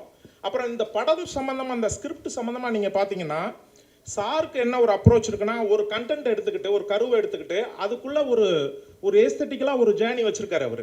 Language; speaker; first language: Tamil; native; Tamil